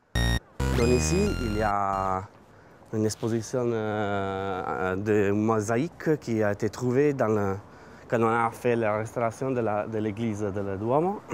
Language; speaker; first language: French; non-native, learner; Italian